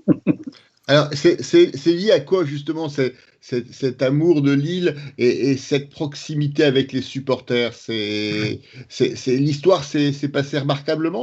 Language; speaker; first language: French; native; French